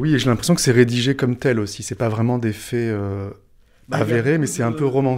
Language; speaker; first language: French; native; French